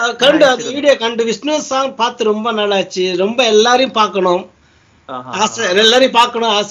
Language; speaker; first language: Tamil; early bilingual, heritage; Tamil